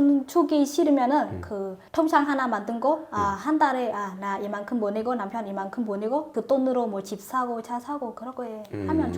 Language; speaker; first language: Korean; non-native, fluent; Vietnamese